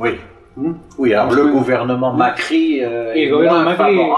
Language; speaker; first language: French; native; French